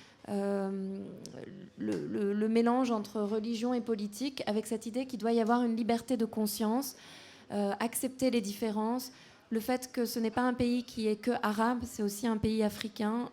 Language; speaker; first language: French; native; French